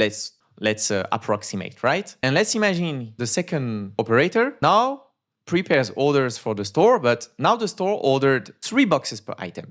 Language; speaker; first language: English; non-native, fluent; French